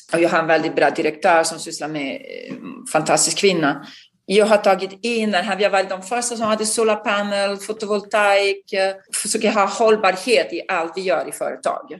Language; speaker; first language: Swedish; non-native, fluent; Italian